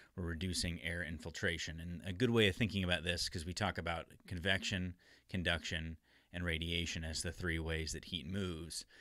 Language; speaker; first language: English; native; English